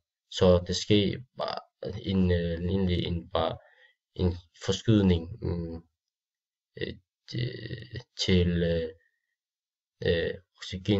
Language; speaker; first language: Danish; non-native, learner; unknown